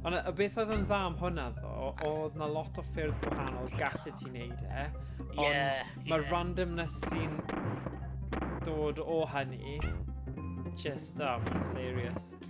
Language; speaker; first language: Welsh; native; Welsh